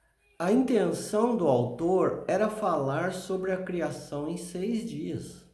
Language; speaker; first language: Portuguese; native; Portuguese